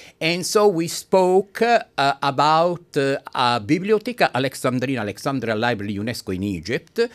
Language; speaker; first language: English; non-native, fluent; Italian